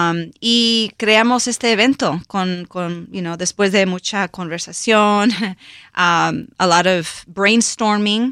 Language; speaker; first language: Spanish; early bilingual, heritage; Spanish